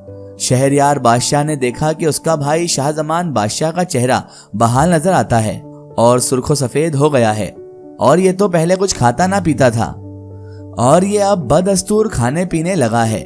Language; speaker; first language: Hindi; native; Hindi